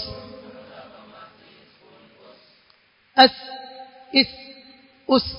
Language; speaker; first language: Arabic; non-native, learner; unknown